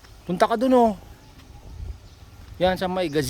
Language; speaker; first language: Filipino; non-native, local second language; Iloko